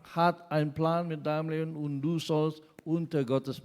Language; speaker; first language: German; non-native, fluent; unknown